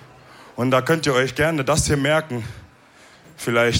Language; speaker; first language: German; early bilingual, other home language; Wolof